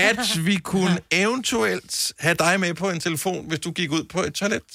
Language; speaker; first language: Danish; native; Danish